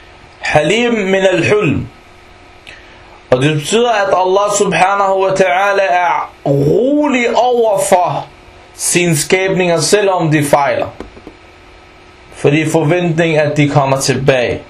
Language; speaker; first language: Danish; early bilingual, other home language; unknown